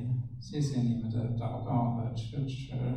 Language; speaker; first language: Chinese; non-native, fluent; German